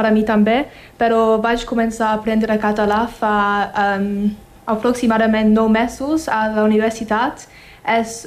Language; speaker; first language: Catalan; non-native, fluent; English